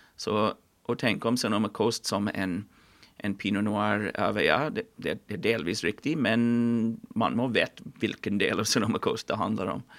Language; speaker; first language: Norwegian; non-native, fluent; English